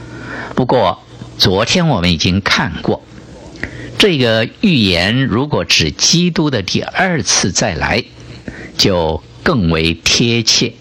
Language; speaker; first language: Chinese; native; Chinese